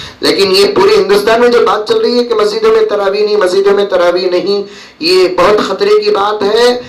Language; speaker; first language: Urdu; native; Urdu